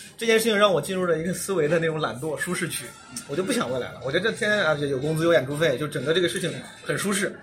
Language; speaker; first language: Chinese; native; Chinese